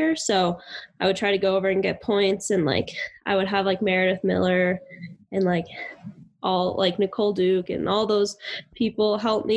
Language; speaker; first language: English; native; English